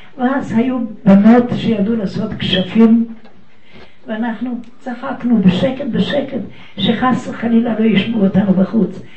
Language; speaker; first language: Hebrew; non-native, fluent; Yiddish